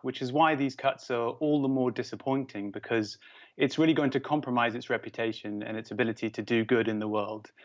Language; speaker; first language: English; native; English